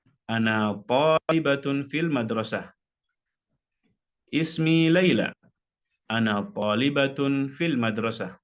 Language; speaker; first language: Arabic; non-native, fluent; Indonesian